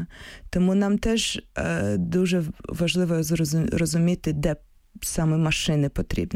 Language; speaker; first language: Ukrainian; non-native, local second language; Russian